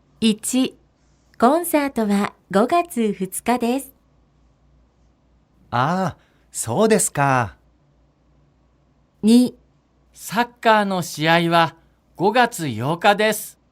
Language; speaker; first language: Japanese; non-native, fluent; Korean